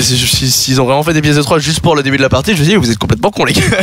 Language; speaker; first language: French; native; French